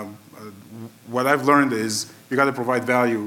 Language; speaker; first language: English; non-native, fluent; Macedonian